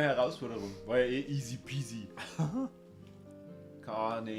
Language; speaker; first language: German; native; German